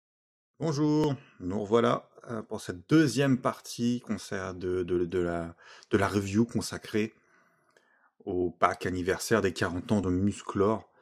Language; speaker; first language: French; native; French